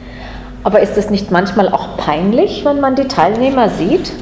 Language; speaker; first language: German; non-native, fluent; English